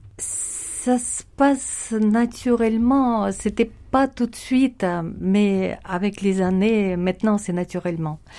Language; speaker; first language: French; non-native, fluent; Russian